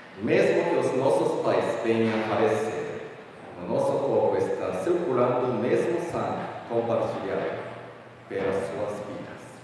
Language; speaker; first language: Portuguese; non-native, fluent; Japanese